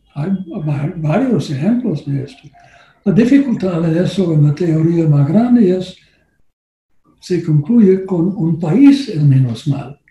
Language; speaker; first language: Spanish; non-native, learner; English